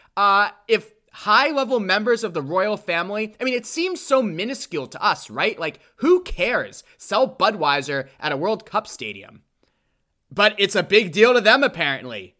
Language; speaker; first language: English; native; English